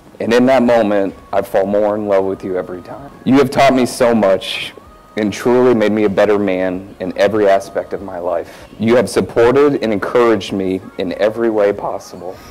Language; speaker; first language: English; native; English